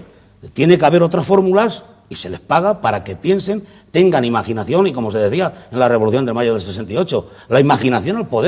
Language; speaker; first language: Spanish; native; Spanish